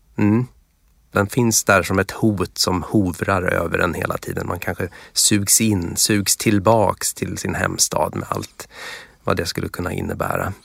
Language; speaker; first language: Swedish; native; Swedish